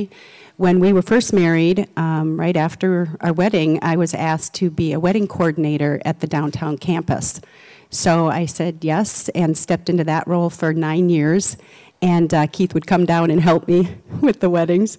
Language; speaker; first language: English; native; English